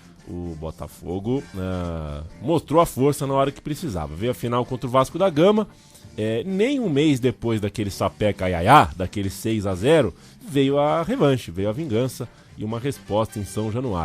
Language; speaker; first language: Portuguese; native; Portuguese